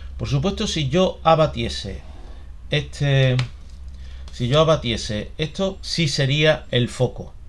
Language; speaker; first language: Spanish; native; Spanish